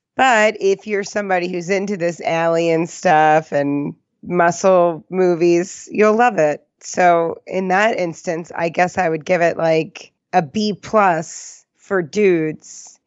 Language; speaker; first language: English; native; English